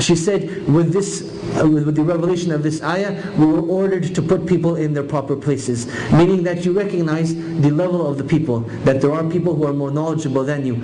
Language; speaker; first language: English; native; English